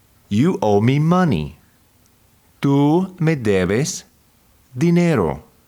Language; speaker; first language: English; native; English